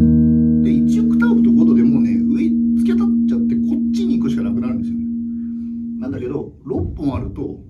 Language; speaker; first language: Japanese; native; Japanese